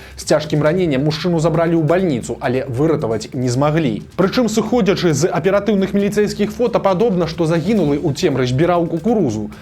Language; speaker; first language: Belarusian; native; Belarusian